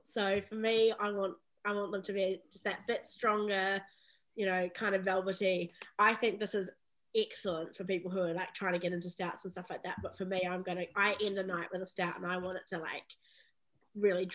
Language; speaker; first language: English; native; English